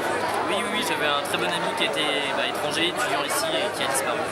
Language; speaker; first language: French; native; French